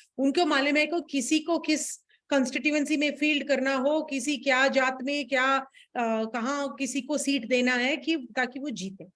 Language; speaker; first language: Hindi; non-native, local second language; Tamil